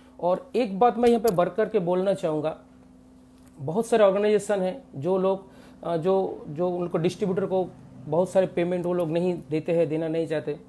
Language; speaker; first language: Hindi; non-native, local second language; Bangla